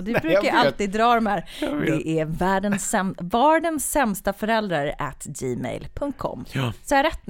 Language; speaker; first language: Swedish; native; Swedish